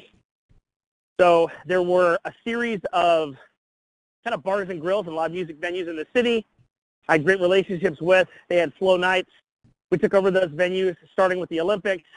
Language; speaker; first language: English; native; English